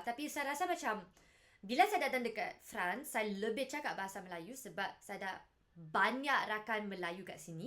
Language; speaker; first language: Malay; non-native, local second language; English